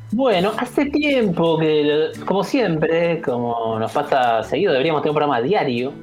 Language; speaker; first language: Spanish; native; Spanish